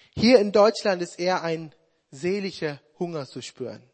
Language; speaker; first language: German; non-native, fluent; Sinhala